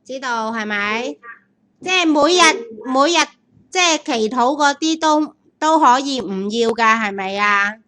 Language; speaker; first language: Chinese; native; Chinese